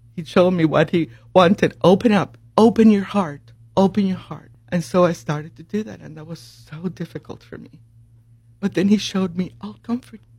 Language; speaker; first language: English; early bilingual, other home language; Spanish